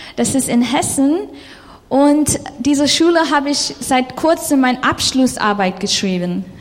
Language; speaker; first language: German; non-native, fluent; English